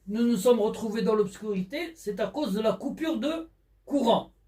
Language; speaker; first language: French; non-native, local second language; Arabic